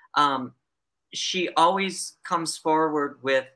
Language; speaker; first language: English; native; English